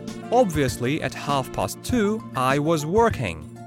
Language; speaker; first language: English; non-native, fluent; Russian